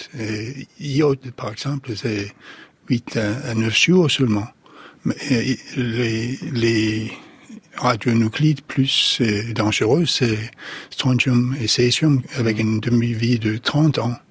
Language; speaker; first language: French; non-native, fluent; Danish